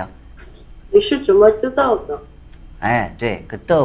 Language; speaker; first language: Chinese; non-native, learner; Korean